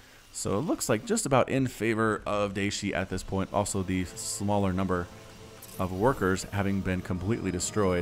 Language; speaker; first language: English; native; English